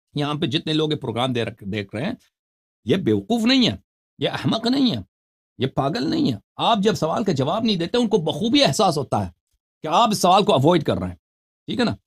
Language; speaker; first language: Urdu; non-native, fluent; Persian